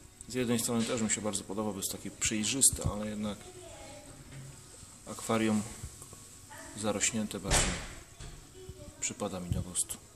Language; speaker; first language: Polish; native; Polish